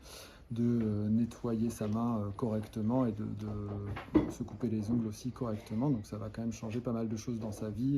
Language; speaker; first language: French; native; French